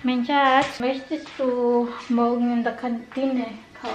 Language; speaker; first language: German; non-native, learner; Filipino